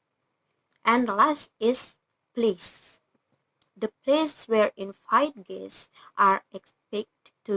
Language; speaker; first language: English; non-native, learner; Indonesian